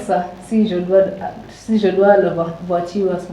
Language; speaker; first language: French; non-native, learner; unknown